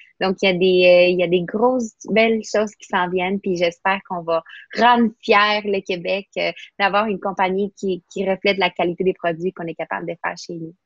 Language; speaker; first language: French; non-native, fluent; Spanish